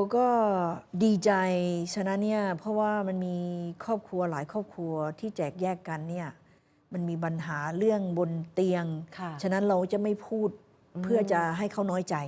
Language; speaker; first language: Thai; early bilingual, heritage; Thai